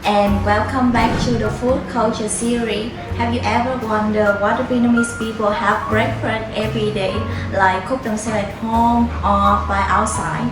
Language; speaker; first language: English; non-native, fluent; Vietnamese